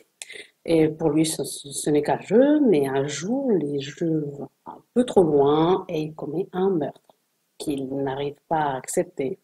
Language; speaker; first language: French; non-native, fluent; Spanish